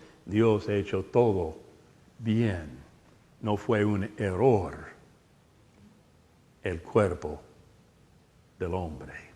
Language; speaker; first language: Spanish; non-native, fluent; English